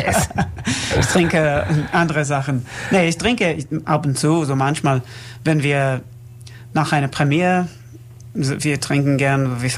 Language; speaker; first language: German; non-native, learner; English